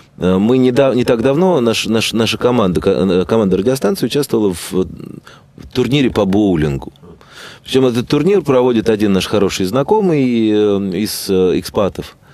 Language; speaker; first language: Russian; native; Russian